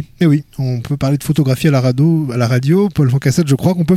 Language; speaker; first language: French; native; French